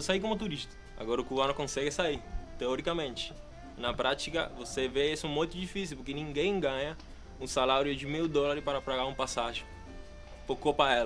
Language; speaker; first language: Portuguese; non-native, fluent; Spanish